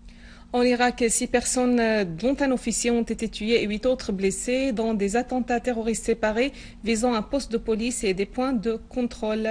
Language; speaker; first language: French; non-native, fluent; Arabic